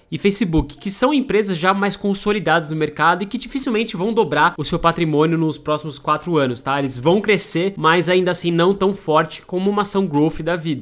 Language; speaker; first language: Portuguese; native; Portuguese